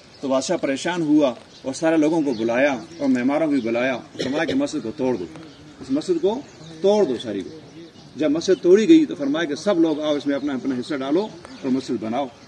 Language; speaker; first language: Urdu; non-native, local second language; Pashto